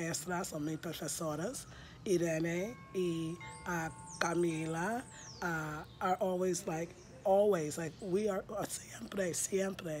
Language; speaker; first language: Spanish; non-native, learner; English